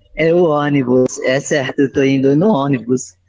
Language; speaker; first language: Portuguese; non-native, learner; Spanish